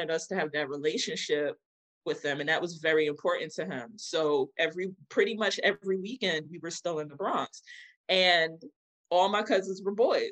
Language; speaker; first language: English; native; English